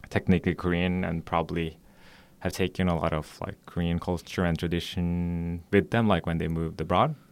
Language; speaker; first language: English; non-native, fluent; Norwegian